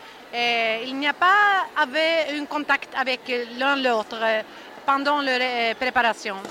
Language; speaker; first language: French; non-native, learner; Swedish